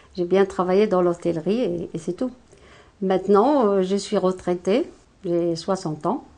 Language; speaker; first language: French; non-native, local second language; Arabic